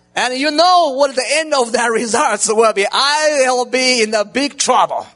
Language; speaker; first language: English; non-native, learner; Chinese